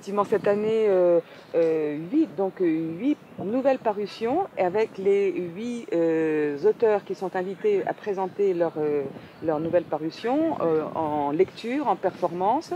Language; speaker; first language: French; native; French